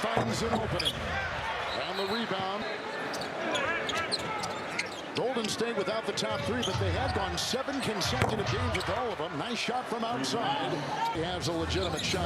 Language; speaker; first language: English; native; English